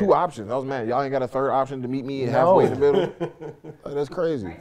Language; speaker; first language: English; native; English